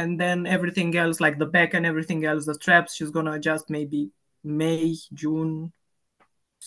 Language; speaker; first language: English; non-native, fluent; Romanian